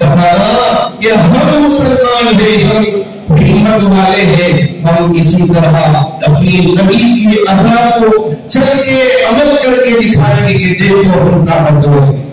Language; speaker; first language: Urdu; native; Urdu